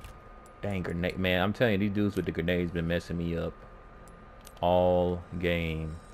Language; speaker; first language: English; native; English